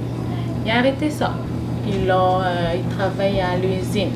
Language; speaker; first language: French; non-native, local second language; Innu-aimun